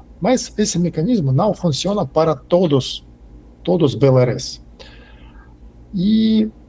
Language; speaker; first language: Portuguese; non-native, fluent; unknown